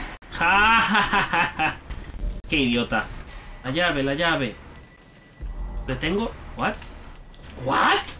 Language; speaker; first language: Spanish; native; Spanish